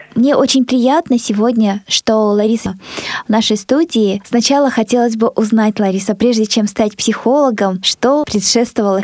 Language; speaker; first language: Russian; non-native, local second language; Buriat